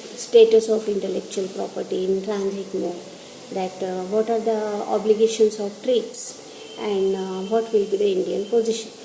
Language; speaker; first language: English; non-native, local second language; Gujarati